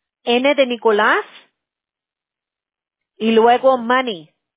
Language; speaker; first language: Spanish; early bilingual, heritage; Spanish